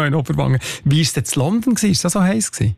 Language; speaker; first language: German; native; German